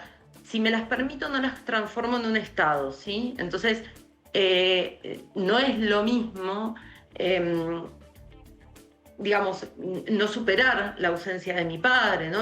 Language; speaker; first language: Spanish; native; Spanish